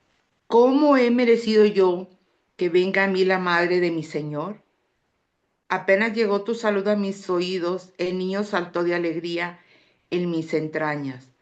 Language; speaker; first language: Spanish; native; Spanish